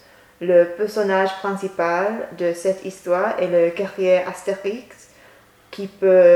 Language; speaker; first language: French; non-native, learner; English